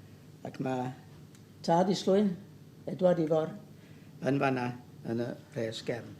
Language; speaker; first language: Welsh; native; Welsh